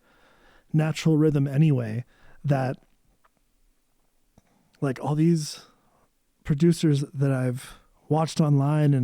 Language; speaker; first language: English; native; English